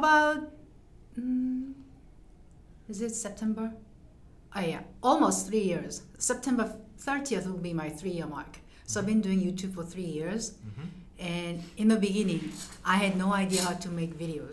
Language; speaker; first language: English; non-native, fluent; Korean